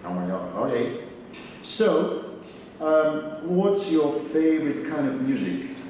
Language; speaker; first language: English; non-native, fluent; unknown